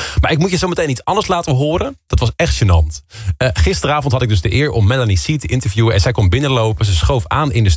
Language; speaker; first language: Dutch; native; Dutch